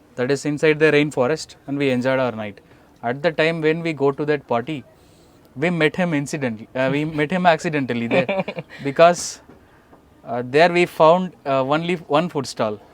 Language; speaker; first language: English; non-native, local second language; Tamil